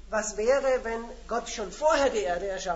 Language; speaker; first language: German; native; German